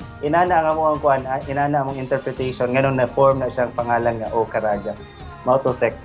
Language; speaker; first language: Cebuano; native; Cebuano